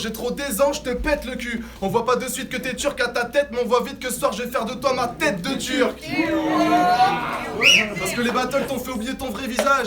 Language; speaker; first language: French; native; French